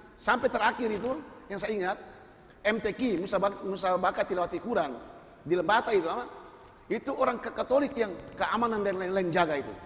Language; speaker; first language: Indonesian; non-native, local second language; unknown